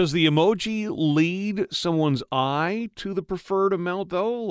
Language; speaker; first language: English; native; English